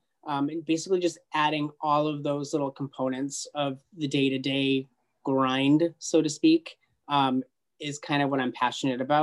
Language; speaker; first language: English; native; English